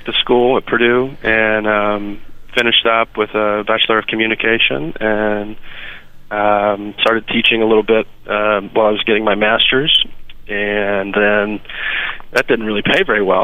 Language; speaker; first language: English; native; English